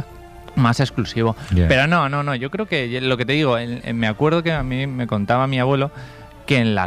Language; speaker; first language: Spanish; native; Spanish